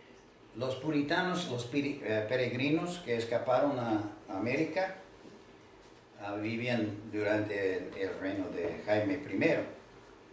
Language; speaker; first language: Spanish; non-native, fluent; English